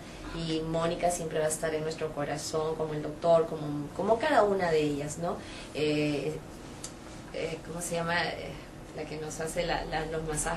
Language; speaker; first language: Spanish; native; Spanish